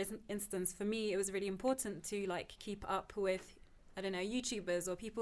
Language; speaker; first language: English; early bilingual, other home language; Turkish